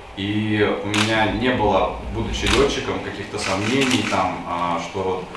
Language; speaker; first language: Russian; native; Russian